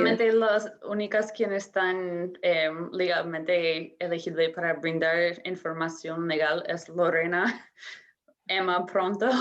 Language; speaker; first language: Spanish; non-native, fluent; English